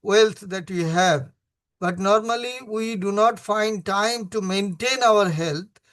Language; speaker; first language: English; non-native, local second language; Hindi